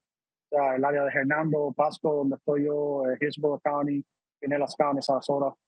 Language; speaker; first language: Spanish; native; Spanish